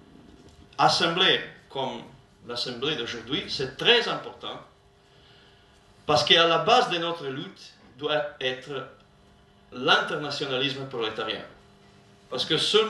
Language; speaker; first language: French; non-native, learner; Italian